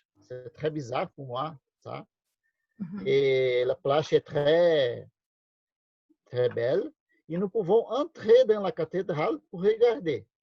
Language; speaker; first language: French; non-native, learner; Portuguese